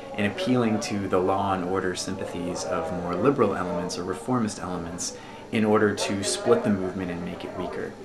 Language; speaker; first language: English; native; English